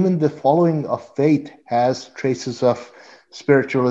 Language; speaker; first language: English; non-native, local second language; Urdu